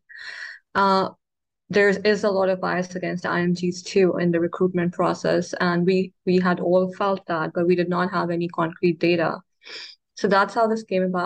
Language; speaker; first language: English; non-native, local second language; Urdu